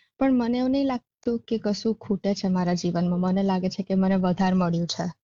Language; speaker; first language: Gujarati; early bilingual, heritage; Gujarati